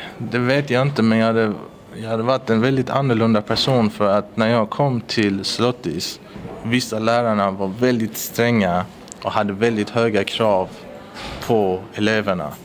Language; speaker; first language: Swedish; early bilingual, other home language; Persian